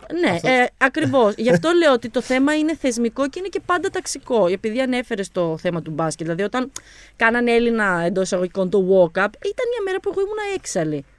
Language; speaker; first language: Greek; early bilingual, other home language; Albanian